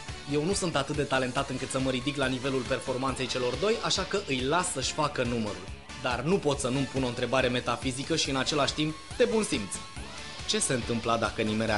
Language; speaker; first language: Romanian; native; Romanian